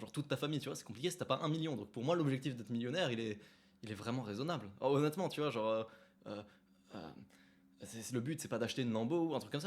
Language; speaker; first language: French; native; French